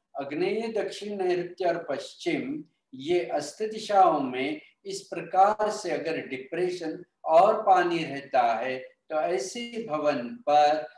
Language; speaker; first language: Hindi; non-native, local second language; Marathi